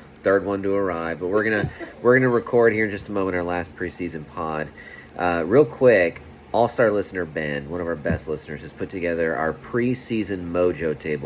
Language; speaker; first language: English; native; English